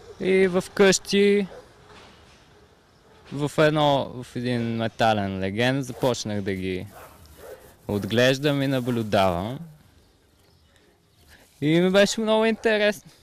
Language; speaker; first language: Bulgarian; native; Bulgarian